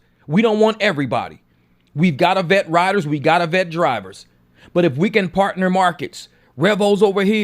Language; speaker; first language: English; native; English